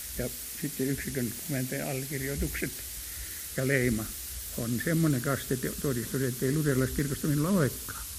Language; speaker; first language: Finnish; native; Finnish